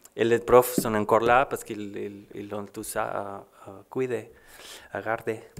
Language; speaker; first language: French; non-native, learner; Spanish